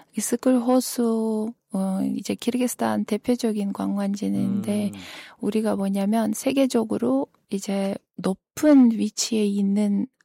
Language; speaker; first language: Korean; non-native, fluent; Kyrgyz